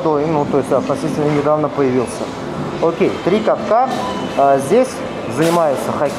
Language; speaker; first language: Russian; native; Russian